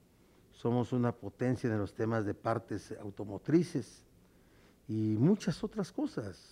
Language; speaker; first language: Spanish; native; Spanish